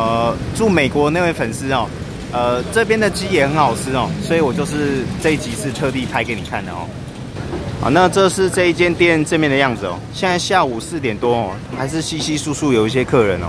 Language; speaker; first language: Chinese; native; Chinese